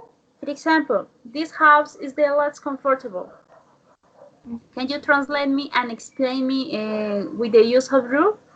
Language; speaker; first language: English; non-native, learner; Spanish